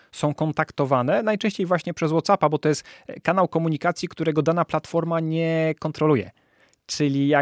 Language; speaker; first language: Polish; native; Polish